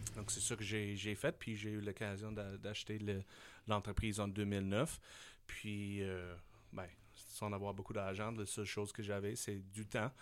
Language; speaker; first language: French; non-native, fluent; English